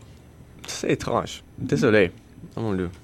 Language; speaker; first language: French; non-native, learner; English